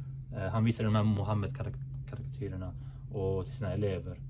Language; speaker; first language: Swedish; native; Swedish